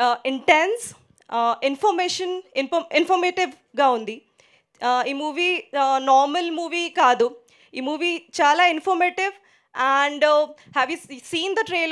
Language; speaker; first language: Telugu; non-native, learner; Hindi